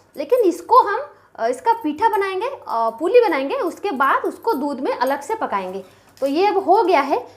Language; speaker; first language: Hindi; non-native, local second language; Bangla